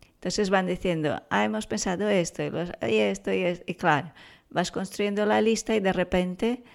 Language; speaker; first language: Spanish; non-native, fluent; Portuguese